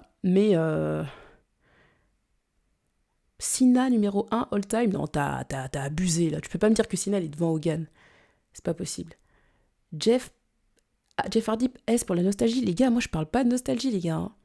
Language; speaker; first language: French; native; French